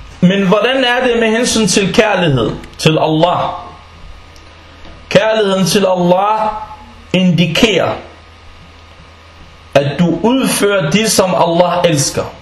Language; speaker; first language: Danish; non-native, fluent; Arabic